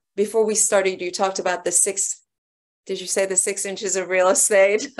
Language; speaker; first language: English; early bilingual, other home language; Persian